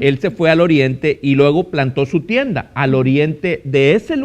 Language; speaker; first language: Spanish; native; Spanish